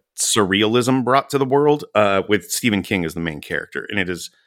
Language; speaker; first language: English; native; English